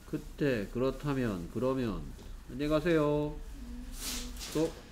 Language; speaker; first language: Korean; native; Korean